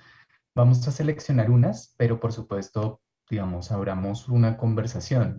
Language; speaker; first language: Spanish; native; Spanish